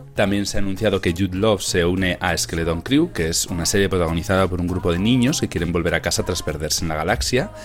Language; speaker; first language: Spanish; native; Spanish